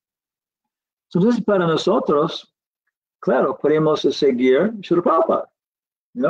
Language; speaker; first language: Spanish; non-native, learner; English